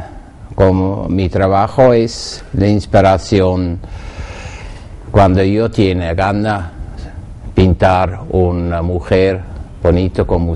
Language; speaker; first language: Spanish; non-native, learner; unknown